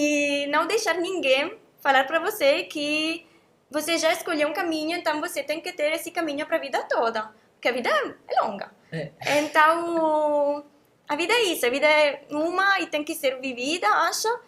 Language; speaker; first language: Portuguese; non-native, fluent; Italian